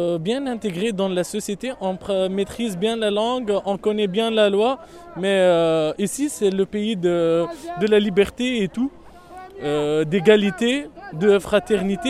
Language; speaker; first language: French; non-native, fluent; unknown